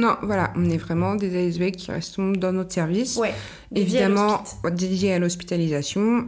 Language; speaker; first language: French; native; French